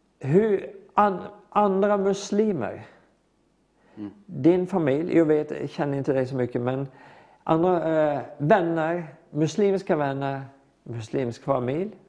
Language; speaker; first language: Swedish; non-native, fluent; Norwegian